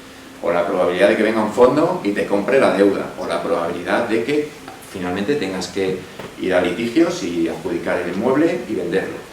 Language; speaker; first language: Spanish; native; Spanish